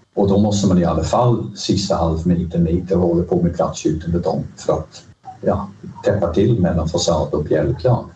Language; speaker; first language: Swedish; non-native, fluent; Dutch